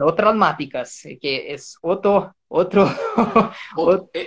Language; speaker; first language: Spanish; non-native, fluent; Portuguese